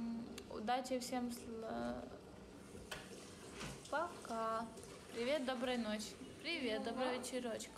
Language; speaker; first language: Ukrainian; non-native, local second language; Russian